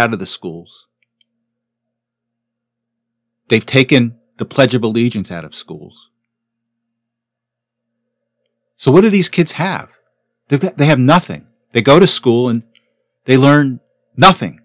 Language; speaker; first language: English; native; English